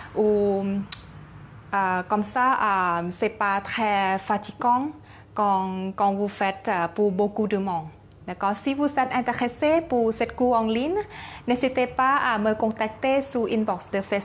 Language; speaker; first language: French; non-native, learner; Thai